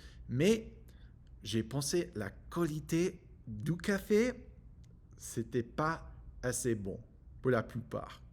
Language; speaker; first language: French; non-native, learner; English